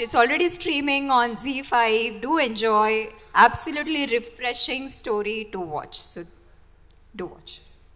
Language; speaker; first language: English; non-native, local second language; Marathi